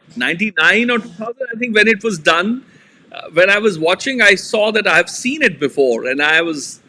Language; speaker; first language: English; non-native, local second language; Punjabi